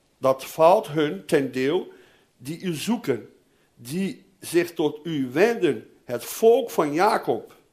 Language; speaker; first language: Dutch; non-native, fluent; Portuguese